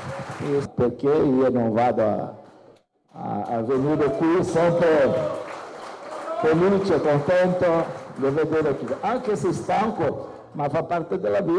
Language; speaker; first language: Italian; non-native, fluent; Portuguese